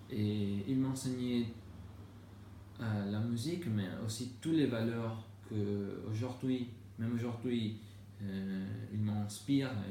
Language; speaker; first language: French; non-native, learner; Italian